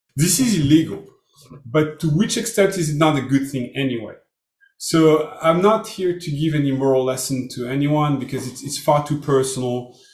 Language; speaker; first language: English; non-native, fluent; French